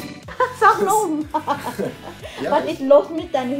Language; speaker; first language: German; non-native, fluent; Vietnamese